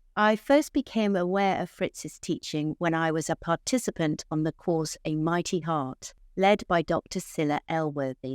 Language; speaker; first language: English; native; English